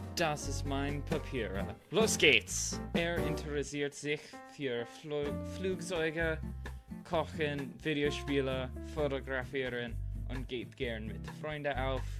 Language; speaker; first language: German; non-native, learner; English